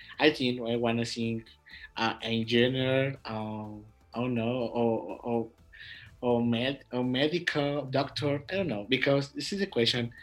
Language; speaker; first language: English; non-native, learner; Spanish